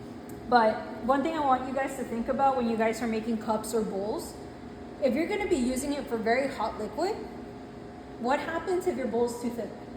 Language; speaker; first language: English; native; English